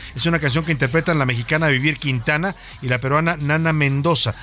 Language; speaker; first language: Spanish; native; Spanish